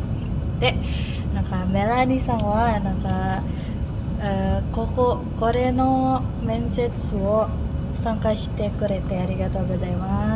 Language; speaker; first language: Japanese; non-native, learner; Indonesian